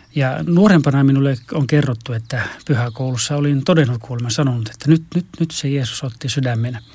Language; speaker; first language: Finnish; native; Finnish